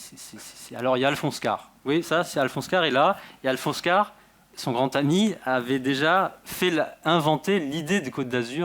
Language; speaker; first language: French; native; French